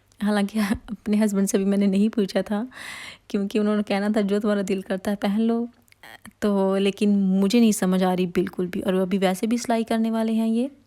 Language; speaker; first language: Hindi; non-native, local second language; Punjabi